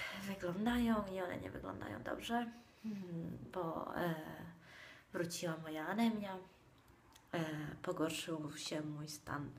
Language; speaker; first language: Polish; non-native, fluent; Italian